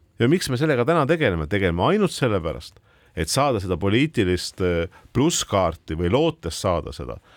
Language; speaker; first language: Estonian; native; Estonian